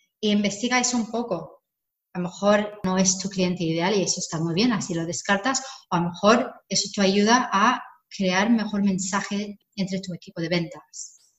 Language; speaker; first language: Spanish; non-native, fluent; English